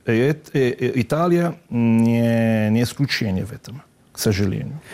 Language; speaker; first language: Russian; non-native, fluent; Italian